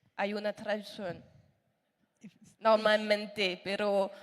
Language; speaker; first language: Spanish; non-native, fluent; French